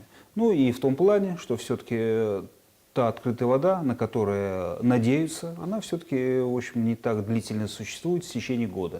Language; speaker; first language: Russian; native; Russian